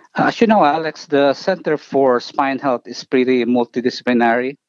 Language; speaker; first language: English; non-native, local second language; Filipino